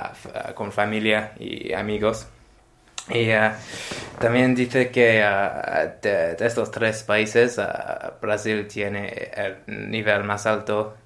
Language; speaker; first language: Spanish; non-native, learner; English